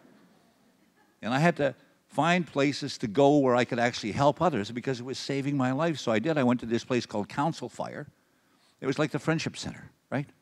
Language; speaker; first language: English; native; English